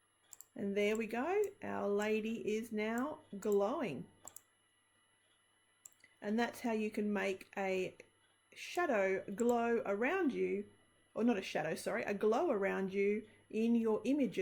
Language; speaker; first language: English; native; English